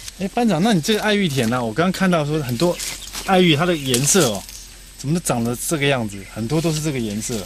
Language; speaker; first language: Chinese; native; Chinese